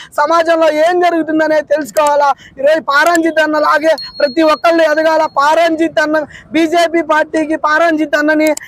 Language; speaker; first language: Telugu; native; Telugu